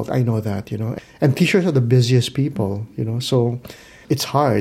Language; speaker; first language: English; non-native, local second language; Filipino